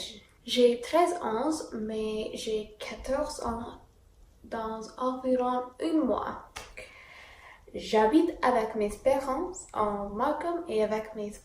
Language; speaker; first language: French; non-native, learner; English